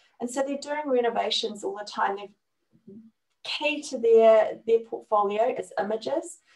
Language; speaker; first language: English; native; English